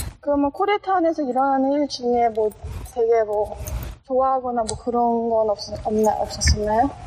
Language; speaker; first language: Korean; early bilingual, heritage; Korean